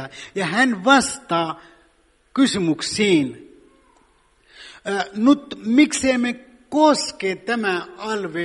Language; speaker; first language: Finnish; non-native, fluent; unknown